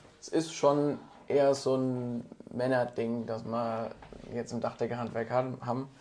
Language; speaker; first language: German; native; German